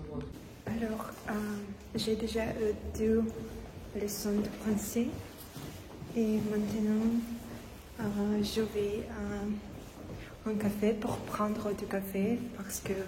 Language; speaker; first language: French; non-native, learner; Russian